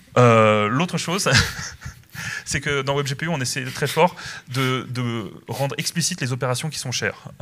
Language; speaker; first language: French; native; French